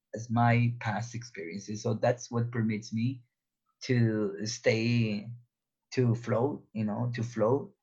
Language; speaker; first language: English; native; English